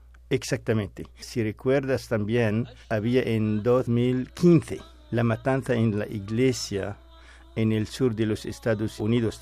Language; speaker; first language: Spanish; non-native, fluent; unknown